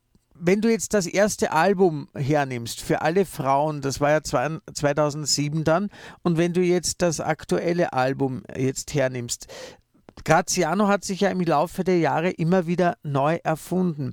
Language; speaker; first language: German; native; German